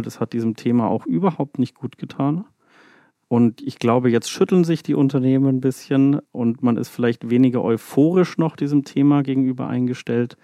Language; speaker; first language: German; native; German